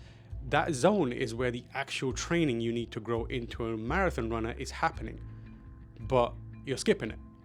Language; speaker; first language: English; native; English